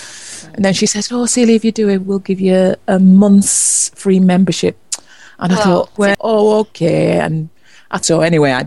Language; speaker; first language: English; native; English